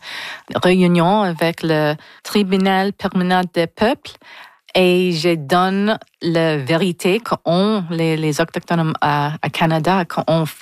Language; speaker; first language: French; non-native, local second language; English